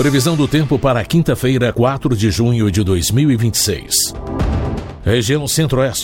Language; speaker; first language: Portuguese; native; Portuguese